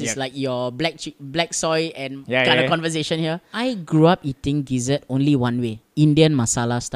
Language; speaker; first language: English; native; English